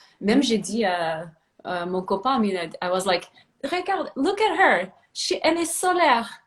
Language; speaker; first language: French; non-native, fluent; English